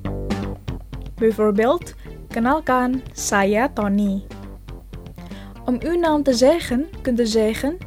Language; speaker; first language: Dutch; non-native, learner; Indonesian